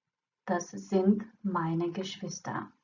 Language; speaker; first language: German; non-native, fluent; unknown